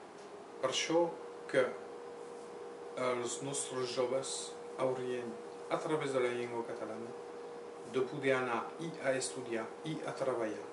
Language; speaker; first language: Catalan; non-native, local second language; French